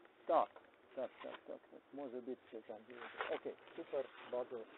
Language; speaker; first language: Polish; non-native, learner; Slovenian